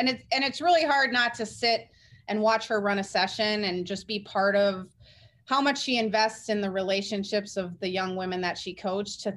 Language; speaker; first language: English; native; English